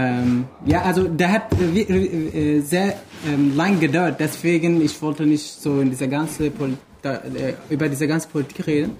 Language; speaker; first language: German; non-native, fluent; Kurdish